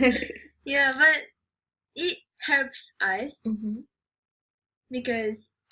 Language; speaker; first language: English; non-native, learner; Japanese